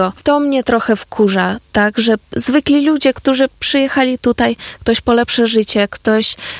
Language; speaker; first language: Polish; non-native, fluent; Ukrainian